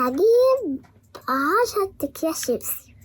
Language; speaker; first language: Arabic; native; Arabic